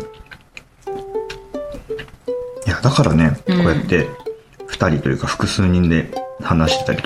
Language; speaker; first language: Japanese; native; Japanese